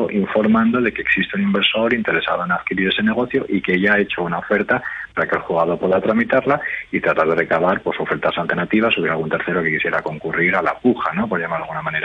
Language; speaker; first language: Spanish; native; Spanish